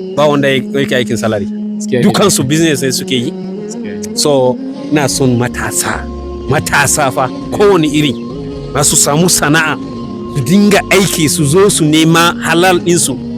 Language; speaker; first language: Hausa; non-native, local second language; Fula